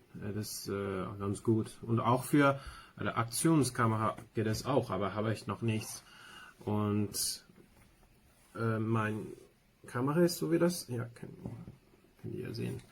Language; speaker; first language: German; non-native, learner; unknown